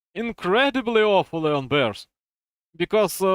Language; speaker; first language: English; non-native, fluent; Russian